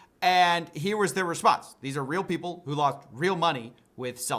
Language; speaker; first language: English; native; English